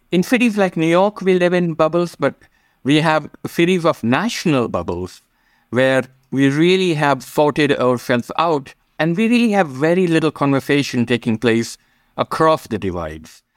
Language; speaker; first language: English; non-native, local second language; Gujarati